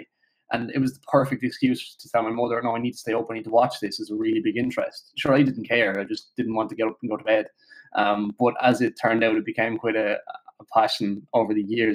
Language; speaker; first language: English; native; English